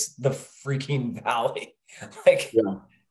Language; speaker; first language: English; native; English